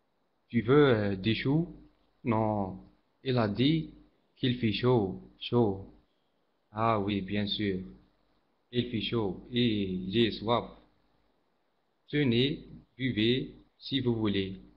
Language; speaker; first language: French; non-native, learner; Arabic